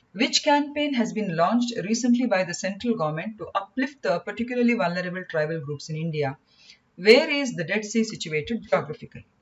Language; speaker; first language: English; non-native, local second language; Kannada